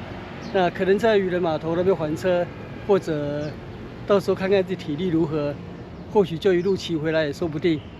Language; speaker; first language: Chinese; native; Chinese